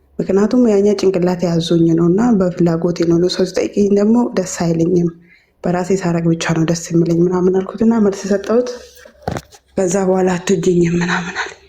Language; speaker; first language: Amharic; non-native, local second language; Oromo